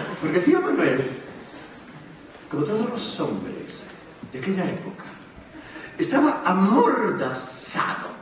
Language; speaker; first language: Spanish; native; Spanish